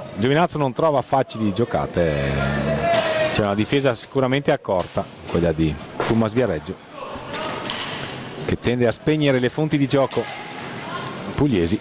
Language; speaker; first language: Italian; native; Italian